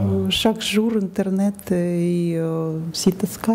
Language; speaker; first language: French; non-native, learner; Russian